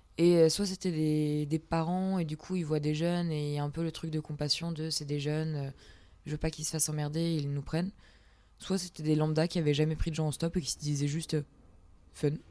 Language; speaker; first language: French; native; French